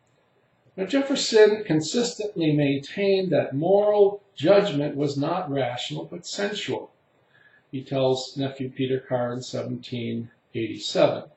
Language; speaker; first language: English; native; English